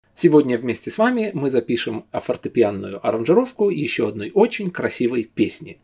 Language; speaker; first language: Russian; native; Russian